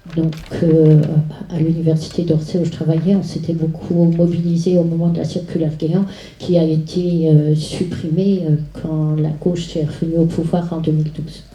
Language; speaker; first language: French; native; French